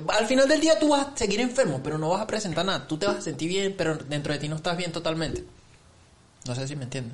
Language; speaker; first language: Spanish; early bilingual, other home language; Chinese